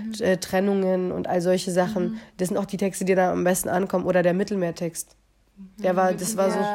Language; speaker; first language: German; early bilingual, other home language; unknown